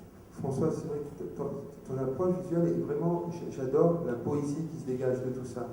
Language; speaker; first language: French; native; French